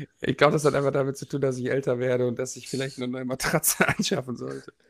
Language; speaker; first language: German; native; German